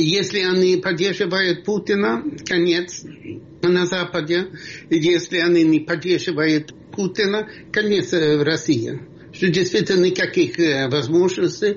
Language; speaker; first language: Russian; non-native, fluent; Swedish